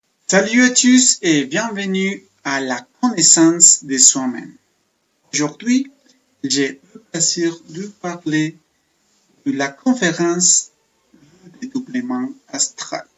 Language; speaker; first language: French; non-native, fluent; Spanish